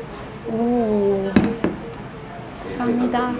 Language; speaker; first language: Korean; non-native, learner; Portuguese